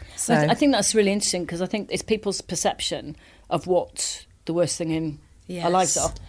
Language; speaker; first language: English; native; English